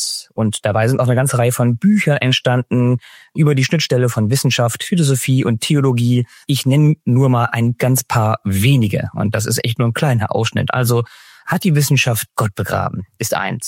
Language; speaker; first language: German; native; German